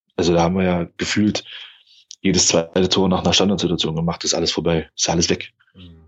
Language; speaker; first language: German; native; German